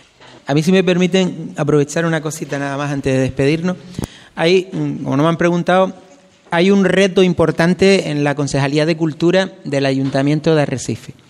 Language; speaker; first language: Spanish; native; Spanish